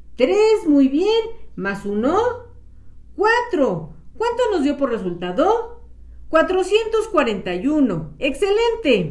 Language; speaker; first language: Spanish; native; Spanish